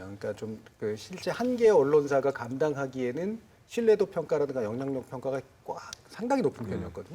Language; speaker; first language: Korean; native; Korean